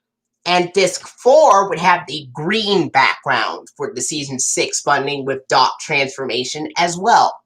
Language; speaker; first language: English; native; English